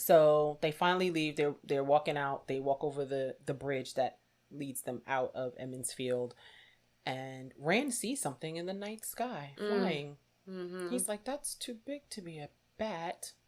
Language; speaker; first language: English; native; English